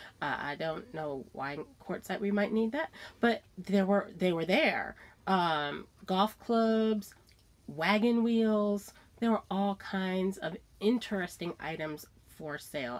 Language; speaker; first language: English; native; English